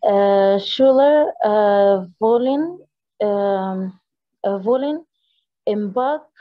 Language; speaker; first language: German; non-native, learner; Arabic